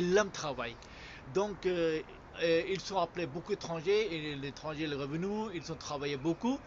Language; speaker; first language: French; non-native, fluent; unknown